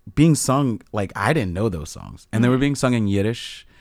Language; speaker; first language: English; native; English